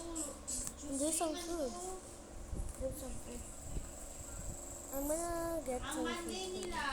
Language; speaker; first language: English; non-native, local second language; Filipino